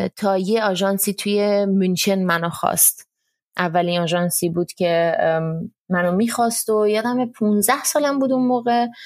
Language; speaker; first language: Persian; early bilingual, heritage; Persian